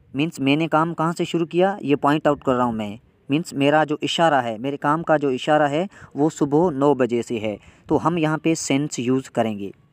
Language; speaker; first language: Urdu; non-native, local second language; Sindhi